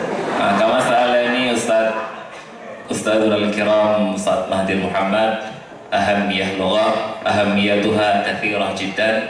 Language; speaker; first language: Arabic; non-native, fluent; Indonesian